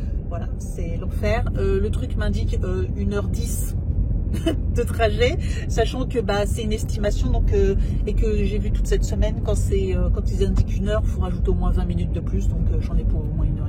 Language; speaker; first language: French; native; French